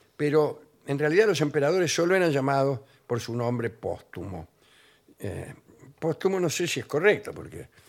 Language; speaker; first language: Spanish; native; Spanish